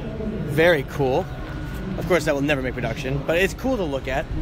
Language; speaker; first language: English; native; English